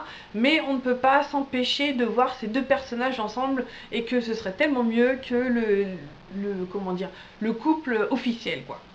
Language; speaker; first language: French; native; French